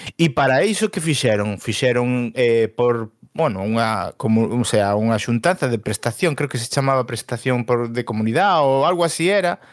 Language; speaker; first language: Galician; native; Galician